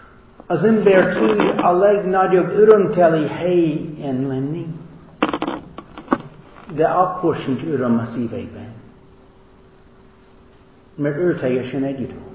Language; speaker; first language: Hungarian; non-native, learner; English